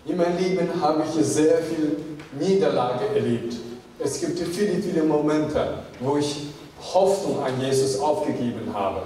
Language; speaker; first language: German; non-native, fluent; Chinese